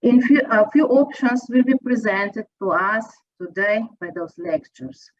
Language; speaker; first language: English; non-native, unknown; Slovenian